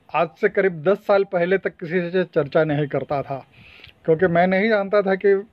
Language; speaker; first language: Hindi; non-native, local second language; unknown